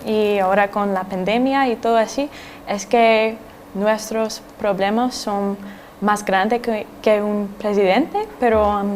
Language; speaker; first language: Spanish; non-native, fluent; English